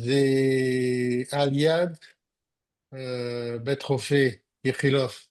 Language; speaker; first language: Hebrew; non-native, learner; French